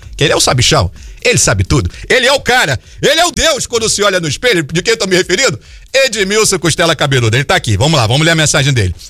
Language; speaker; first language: Portuguese; native; Portuguese